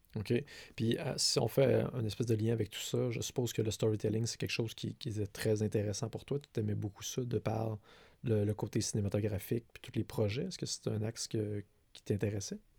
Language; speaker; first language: French; native; French